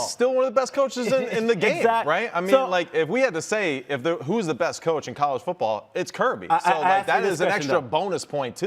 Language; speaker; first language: English; native; English